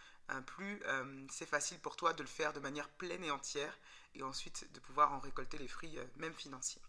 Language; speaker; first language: French; native; French